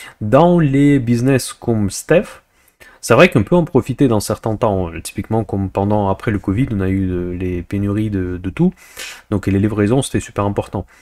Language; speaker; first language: French; non-native, fluent; Russian